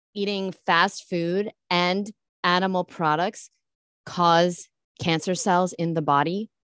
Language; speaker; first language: English; early bilingual, other home language; Italian